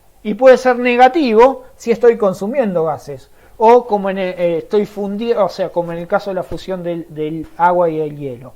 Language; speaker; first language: Spanish; native; Spanish